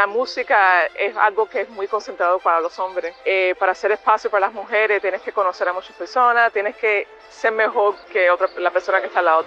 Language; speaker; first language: Spanish; early bilingual, heritage; Spanish